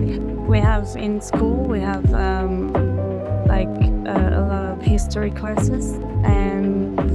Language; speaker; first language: English; non-native, fluent; French